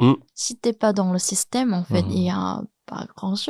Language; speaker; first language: French; non-native, fluent; Chinese